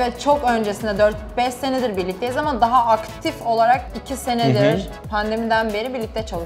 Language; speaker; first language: Turkish; native; Turkish